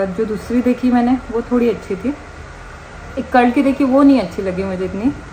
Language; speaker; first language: Hindi; native; Hindi